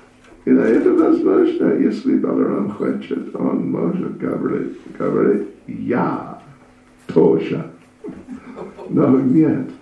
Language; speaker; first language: Russian; non-native, learner; English